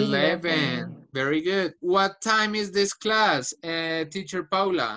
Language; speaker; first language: English; non-native, fluent; Spanish